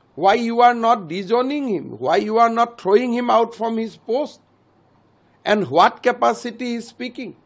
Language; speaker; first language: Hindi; non-native, local second language; Assamese